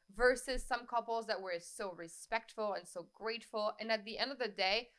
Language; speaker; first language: English; non-native, fluent; French